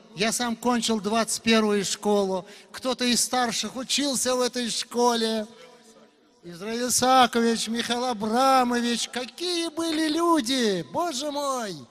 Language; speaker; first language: Russian; non-native, local second language; Uzbek